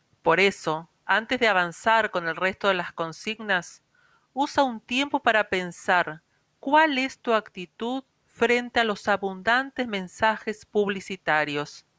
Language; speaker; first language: Spanish; native; Spanish